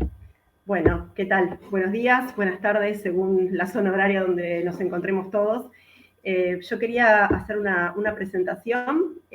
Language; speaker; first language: Spanish; native; Spanish